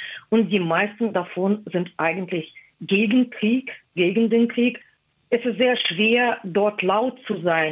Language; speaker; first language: German; non-native, fluent; Russian